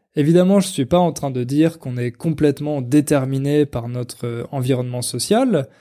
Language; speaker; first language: French; native; French